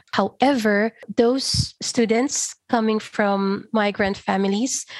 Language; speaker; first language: English; non-native, local second language; Filipino